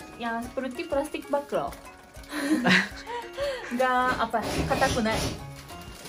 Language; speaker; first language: Indonesian; non-native, learner; Japanese